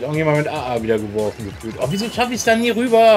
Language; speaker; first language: German; native; German